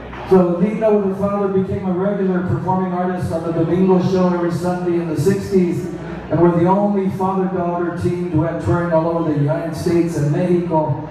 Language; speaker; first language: English; early bilingual, other home language; Spanish